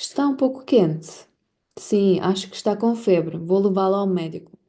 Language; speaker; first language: Portuguese; non-native, learner; Ukrainian